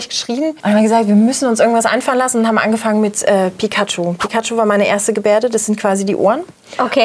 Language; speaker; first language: German; native; German